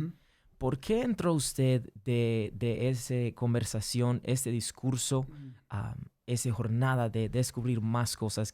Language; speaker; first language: Spanish; early bilingual, heritage; English